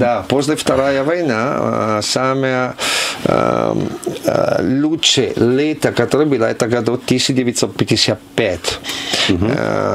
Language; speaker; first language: Russian; non-native, learner; Italian